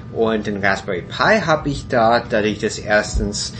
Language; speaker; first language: German; non-native, fluent; English